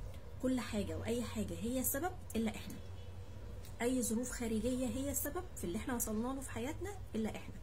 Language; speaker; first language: Arabic; native; Arabic